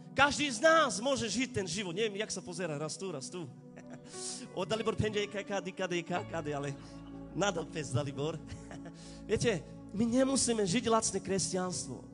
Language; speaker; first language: Slovak; non-native, local second language; Romany